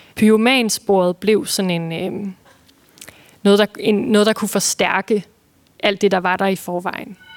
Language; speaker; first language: Danish; native; Danish